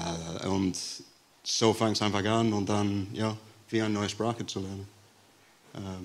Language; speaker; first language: German; non-native, fluent; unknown